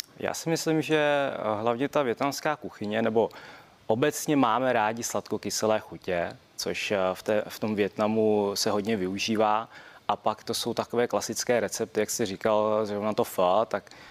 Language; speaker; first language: Czech; early bilingual, other home language; Vietnamese